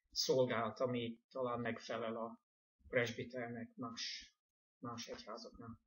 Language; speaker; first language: Hungarian; non-native, fluent; English